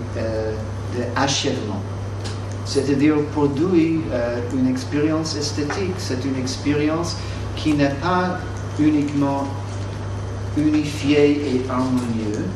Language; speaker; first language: French; non-native, fluent; English